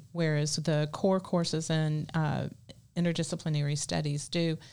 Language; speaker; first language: English; native; English